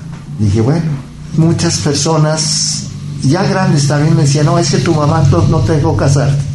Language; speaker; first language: Spanish; native; Spanish